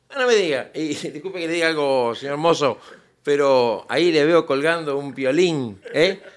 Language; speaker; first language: Spanish; native; Spanish